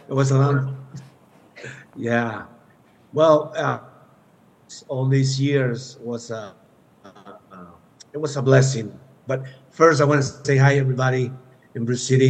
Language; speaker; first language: English; non-native, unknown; Spanish